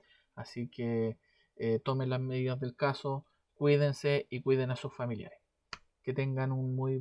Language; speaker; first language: Spanish; native; Spanish